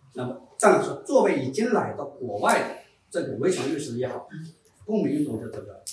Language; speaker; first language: Chinese; native; Chinese